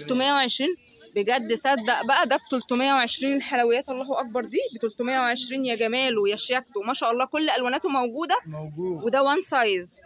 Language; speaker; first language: Arabic; native; Arabic